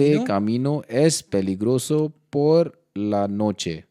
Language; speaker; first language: Spanish; non-native, learner; Hindi